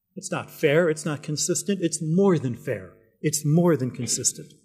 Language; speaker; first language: English; native; English